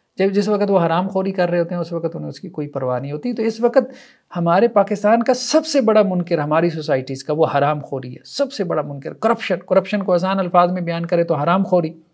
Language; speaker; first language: Urdu; native; Urdu